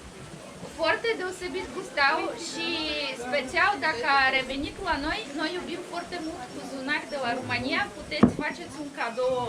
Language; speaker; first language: Romanian; non-native, learner; Bulgarian